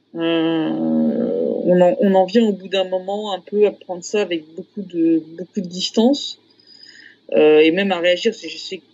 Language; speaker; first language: French; native; French